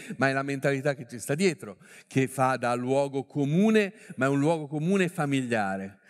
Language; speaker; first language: Italian; native; Italian